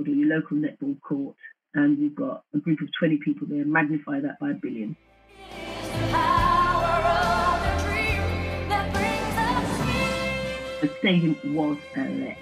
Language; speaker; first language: English; native; English